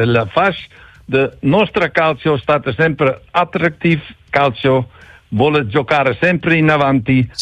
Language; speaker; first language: Italian; non-native, learner; Dutch